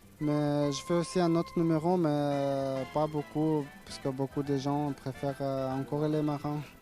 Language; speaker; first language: French; non-native, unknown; Ukrainian